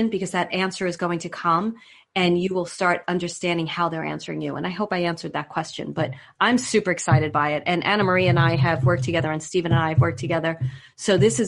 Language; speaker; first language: English; native; English